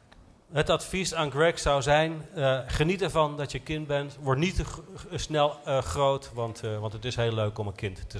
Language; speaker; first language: Dutch; native; Dutch